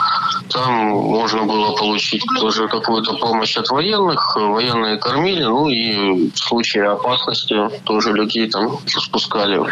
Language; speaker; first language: Russian; native; Russian